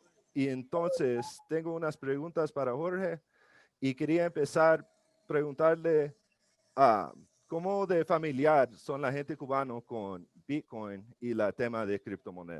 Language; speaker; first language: Spanish; non-native, learner; English